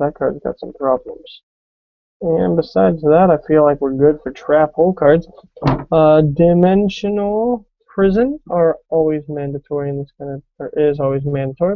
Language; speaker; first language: English; native; English